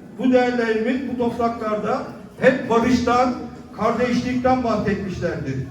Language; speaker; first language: Turkish; non-native, local second language; Kurdish